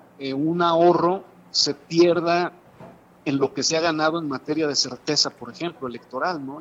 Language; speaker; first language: Spanish; native; Spanish